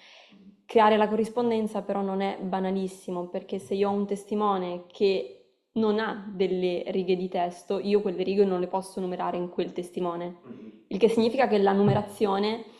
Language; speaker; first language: Italian; native; Italian